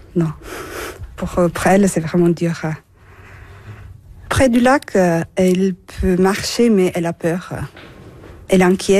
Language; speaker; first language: French; non-native, fluent; Turkish